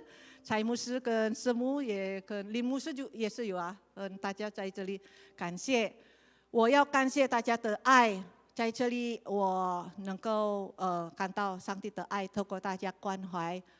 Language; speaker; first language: Chinese; non-native, learner; Indonesian